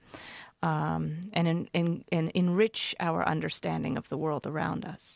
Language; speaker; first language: English; native; English